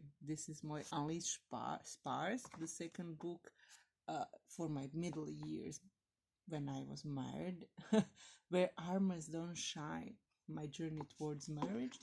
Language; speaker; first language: English; non-native, fluent; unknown